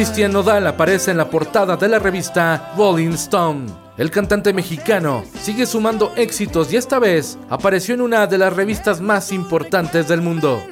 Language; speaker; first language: Spanish; native; Spanish